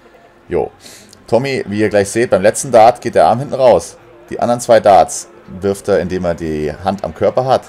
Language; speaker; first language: German; native; German